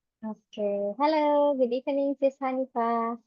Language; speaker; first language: English; non-native, fluent; Indonesian